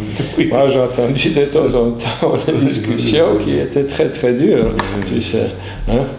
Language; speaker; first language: French; non-native, fluent; Polish